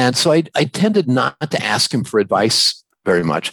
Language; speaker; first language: English; native; English